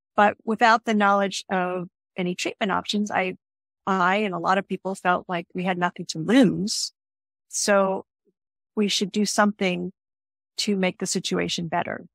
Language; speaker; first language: English; native; English